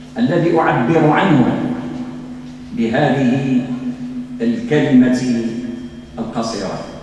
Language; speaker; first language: Arabic; native; Arabic